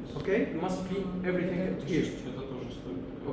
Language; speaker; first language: English; non-native, learner; Arabic